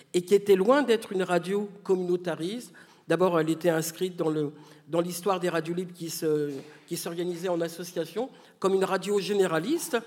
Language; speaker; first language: French; native; French